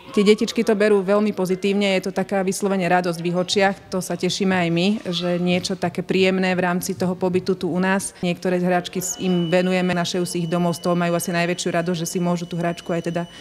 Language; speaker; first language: Slovak; native; Slovak